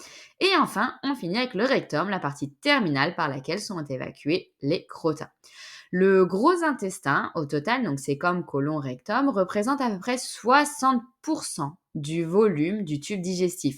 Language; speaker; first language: French; native; French